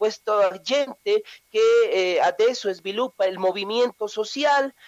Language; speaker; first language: Italian; non-native, learner; Spanish